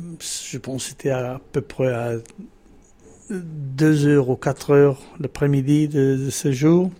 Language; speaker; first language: French; non-native, fluent; Hebrew